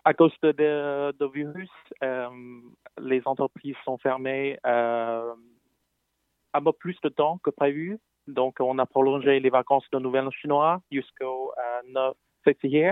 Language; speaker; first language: French; non-native, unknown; Chinese